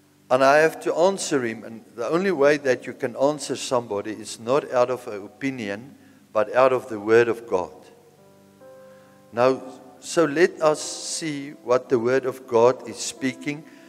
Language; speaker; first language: English; non-native, local second language; Afrikaans